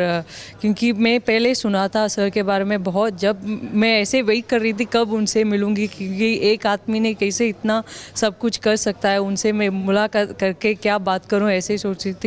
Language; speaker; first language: Hindi; non-native, local second language; Tamil